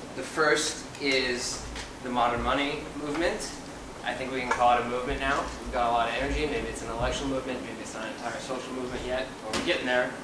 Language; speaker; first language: English; native; English